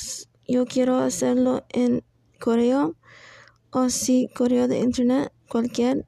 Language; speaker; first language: Spanish; non-native, learner; English